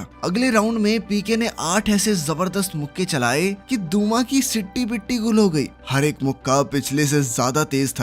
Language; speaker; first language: Hindi; native; Hindi